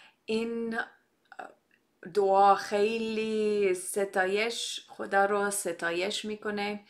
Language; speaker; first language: Persian; non-native, fluent; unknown